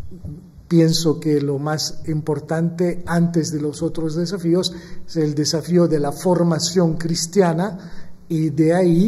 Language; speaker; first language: Spanish; non-native, fluent; Maltese